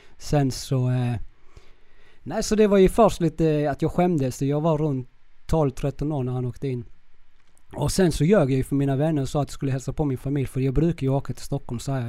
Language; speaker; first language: Swedish; early bilingual, other home language; Spanish